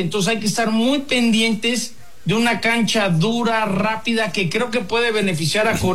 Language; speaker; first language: Spanish; native; Spanish